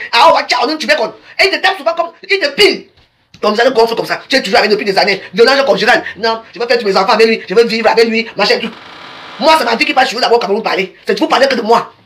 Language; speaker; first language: French; native; French